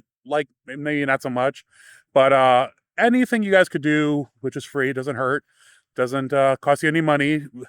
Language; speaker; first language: English; native; English